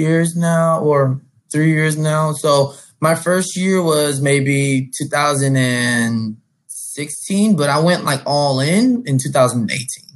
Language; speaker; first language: English; native; English